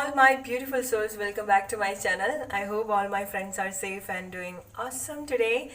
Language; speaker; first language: English; non-native, local second language; Malayalam